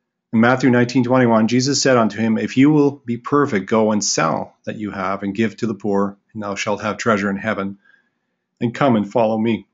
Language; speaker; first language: English; native; English